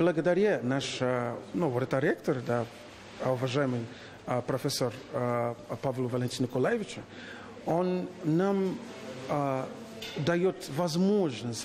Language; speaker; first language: Russian; non-native, learner; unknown